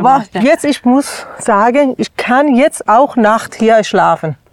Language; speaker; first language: German; non-native, learner; Persian